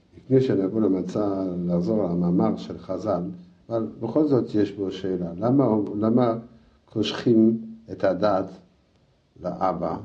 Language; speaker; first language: Hebrew; non-native, fluent; French